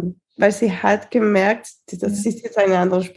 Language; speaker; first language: German; early bilingual, heritage; Spanish